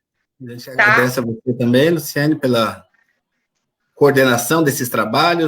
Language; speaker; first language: Portuguese; native; Portuguese